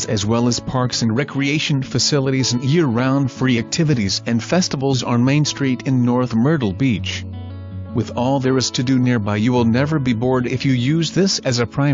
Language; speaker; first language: English; native; English